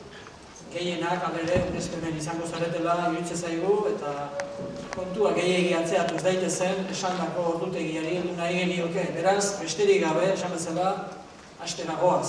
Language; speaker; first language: Basque; native; Basque